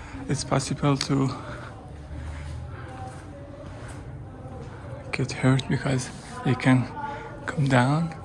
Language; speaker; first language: English; non-native, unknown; Persian